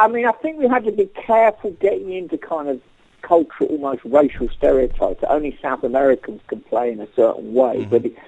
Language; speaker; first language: English; native; English